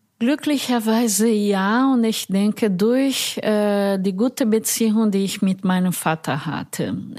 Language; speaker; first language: German; non-native, fluent; Portuguese